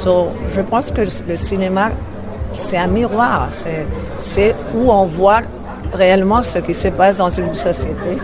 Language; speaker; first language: French; non-native, fluent; Spanish